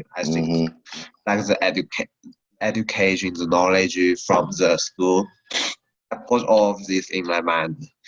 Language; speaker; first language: English; non-native, learner; Chinese